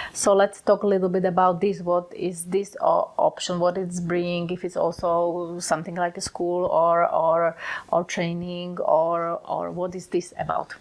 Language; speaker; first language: English; non-native, fluent; Slovak